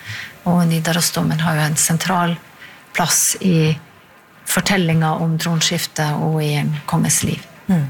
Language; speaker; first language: Norwegian; native; Norwegian